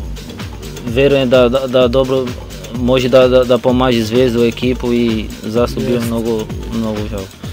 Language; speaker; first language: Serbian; non-native, learner; Portuguese